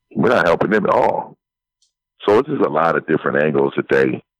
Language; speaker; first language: English; native; English